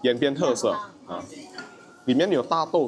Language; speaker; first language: Chinese; non-native, fluent; Indonesian